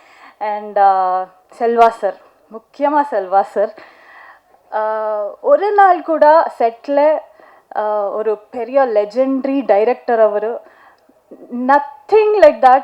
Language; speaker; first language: Tamil; non-native, learner; Kannada